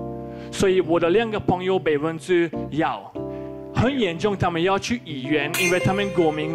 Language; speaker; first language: Chinese; non-native, fluent; Slovak